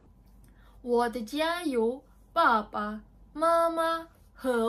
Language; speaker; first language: Chinese; non-native, learner; Malay